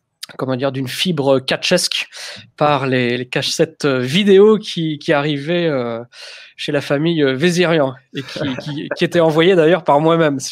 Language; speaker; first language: French; native; French